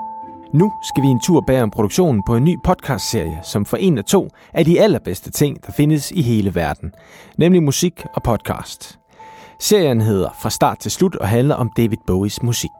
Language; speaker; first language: Danish; native; Danish